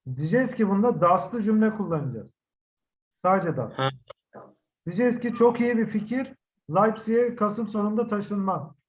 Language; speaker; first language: Turkish; native; Turkish